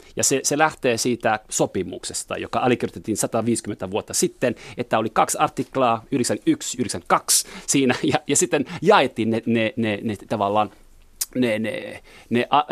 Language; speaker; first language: Finnish; non-native, fluent; French